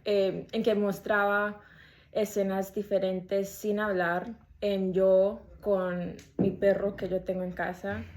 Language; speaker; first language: Spanish; early bilingual, heritage; Spanish